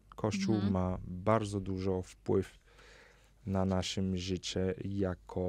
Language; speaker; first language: Polish; non-native, fluent; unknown